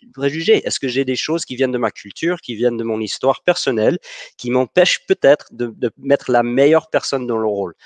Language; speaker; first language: French; non-native, fluent; English